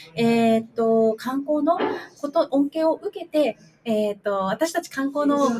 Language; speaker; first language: Japanese; native; Japanese